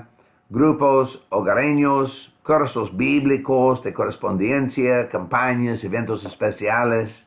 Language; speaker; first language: Spanish; non-native, fluent; English